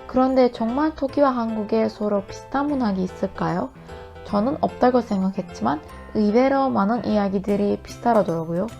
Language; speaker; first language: Korean; non-native, learner; Turkish